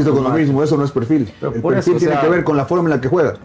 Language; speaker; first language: Spanish; native; Spanish